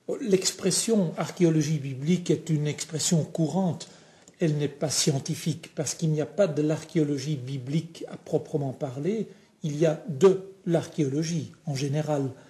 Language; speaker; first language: French; non-native, local second language; Dutch